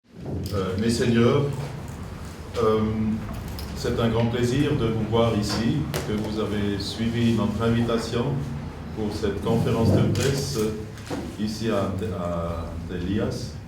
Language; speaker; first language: French; non-native, fluent; German